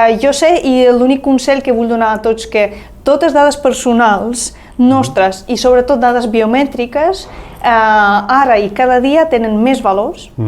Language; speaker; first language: Catalan; non-native, fluent; Ukrainian